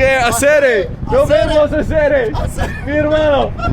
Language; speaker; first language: Spanish; non-native, learner; English